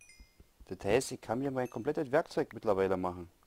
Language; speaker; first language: German; native; German